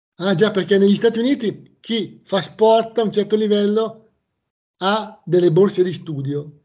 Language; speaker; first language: Italian; native; Italian